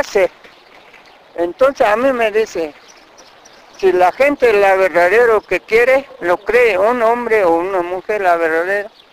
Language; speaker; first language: Spanish; non-native, local second language; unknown